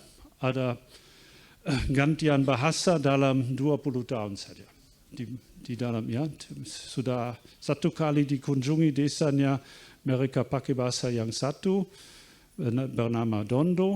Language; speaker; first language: Indonesian; non-native, fluent; German